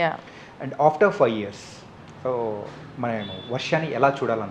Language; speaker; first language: Telugu; native; Telugu